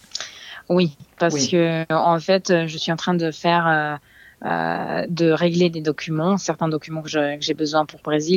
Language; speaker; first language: French; non-native, fluent; Serbian